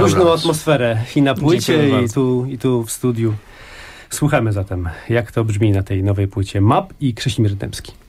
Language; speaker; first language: Polish; native; Polish